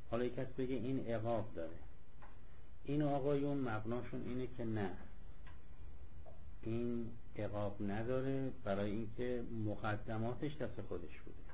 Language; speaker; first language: Persian; native; Persian